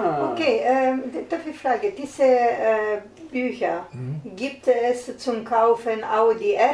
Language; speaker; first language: German; non-native, learner; Italian